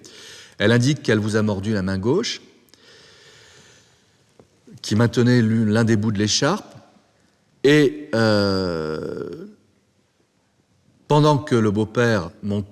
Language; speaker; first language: French; native; French